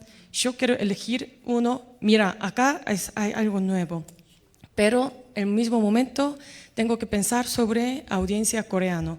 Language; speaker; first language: Spanish; non-native, fluent; Korean